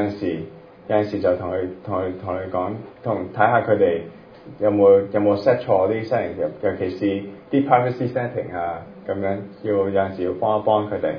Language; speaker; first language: Cantonese; early bilingual, other home language; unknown